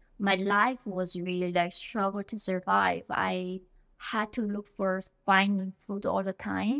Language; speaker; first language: English; non-native, fluent; Korean